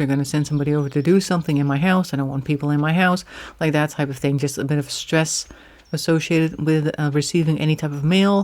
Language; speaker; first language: English; non-native, fluent; Dutch